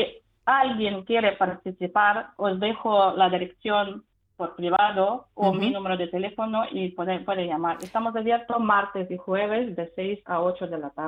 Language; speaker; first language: Spanish; non-native, fluent; Ukrainian